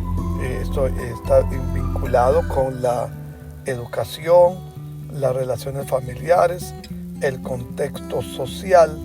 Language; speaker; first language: Spanish; native; Spanish